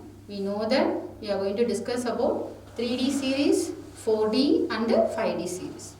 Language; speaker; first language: English; non-native, local second language; Tamil